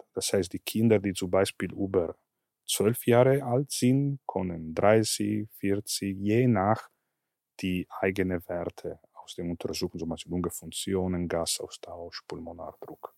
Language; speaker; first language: German; non-native, fluent; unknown